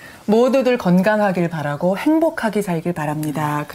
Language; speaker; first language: Korean; native; Korean